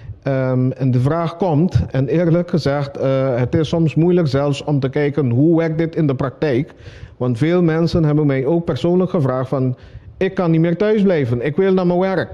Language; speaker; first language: Dutch; non-native, local second language; Papiamento